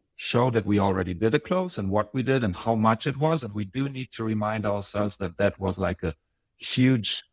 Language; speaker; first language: English; non-native, fluent; Bosnian